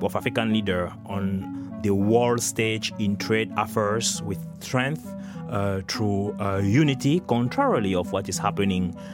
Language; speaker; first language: English; non-native, local second language; French